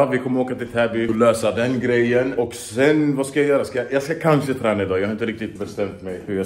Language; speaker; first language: Swedish; native; Swedish